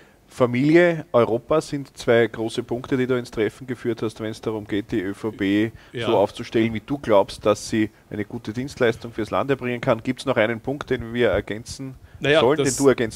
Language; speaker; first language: German; native; German